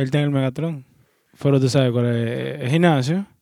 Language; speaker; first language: Spanish; native; Spanish